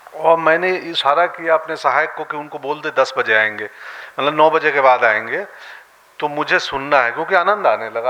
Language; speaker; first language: Hindi; native; Hindi